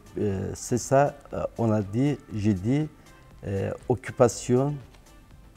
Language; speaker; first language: French; non-native, learner; Turkish